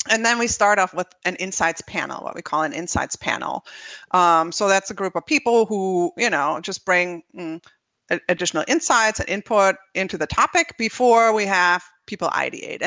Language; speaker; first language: English; non-native, fluent; German